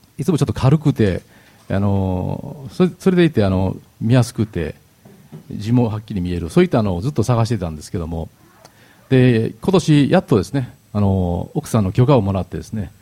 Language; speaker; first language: Japanese; native; Japanese